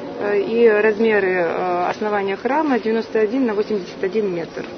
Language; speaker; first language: Russian; native; Russian